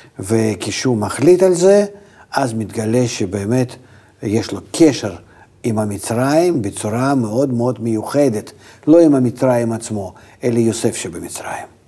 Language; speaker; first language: Hebrew; non-native, fluent; Russian